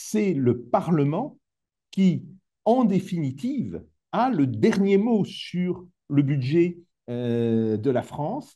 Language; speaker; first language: French; native; French